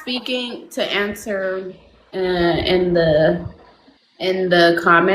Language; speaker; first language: English; native; English